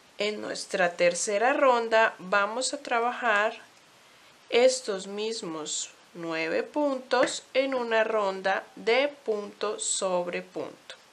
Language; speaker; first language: Spanish; native; Spanish